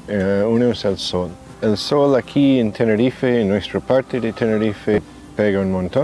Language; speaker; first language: Spanish; non-native, fluent; English